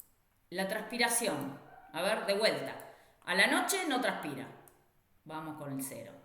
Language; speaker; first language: Spanish; native; Spanish